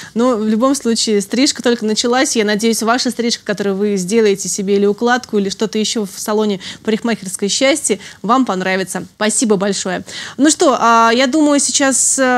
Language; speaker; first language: Russian; native; Russian